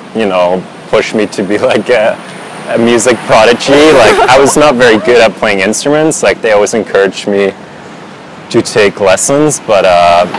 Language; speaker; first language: English; non-native, fluent; Swiss German